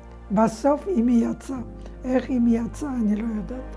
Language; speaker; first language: Hebrew; non-native, fluent; Polish